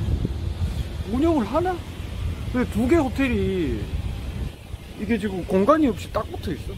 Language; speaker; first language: Korean; native; Korean